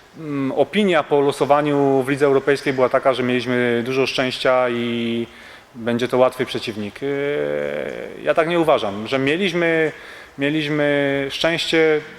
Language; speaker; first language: Polish; native; Polish